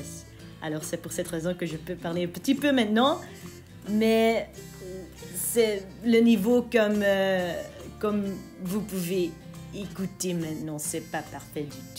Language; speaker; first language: French; non-native, local second language; Dutch